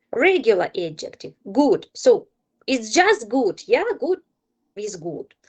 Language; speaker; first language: English; non-native, fluent; Ukrainian